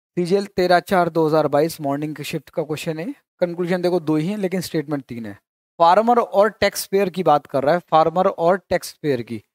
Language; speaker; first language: Hindi; native; Hindi